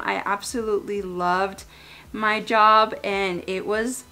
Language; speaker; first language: English; native; English